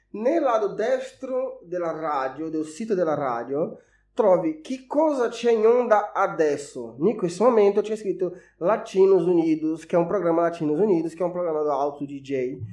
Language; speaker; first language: Italian; non-native, fluent; Portuguese